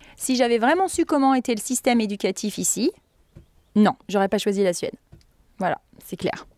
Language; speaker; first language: French; native; French